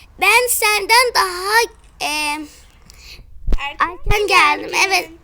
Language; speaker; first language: Turkish; early bilingual, heritage; Turkish